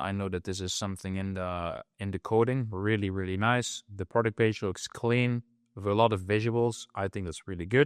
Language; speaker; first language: English; non-native, fluent; Dutch